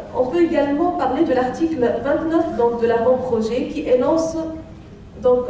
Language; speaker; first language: French; non-native, local second language; Arabic